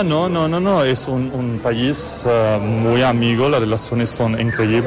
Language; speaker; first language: Spanish; non-native, learner; Arabic